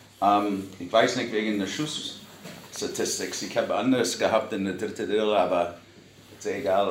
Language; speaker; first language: German; non-native, fluent; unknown